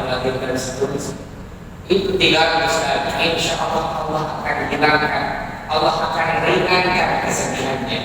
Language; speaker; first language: Indonesian; non-native, local second language; Sundanese